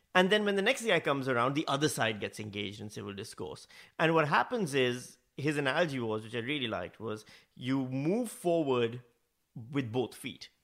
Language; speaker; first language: English; non-native, local second language; Urdu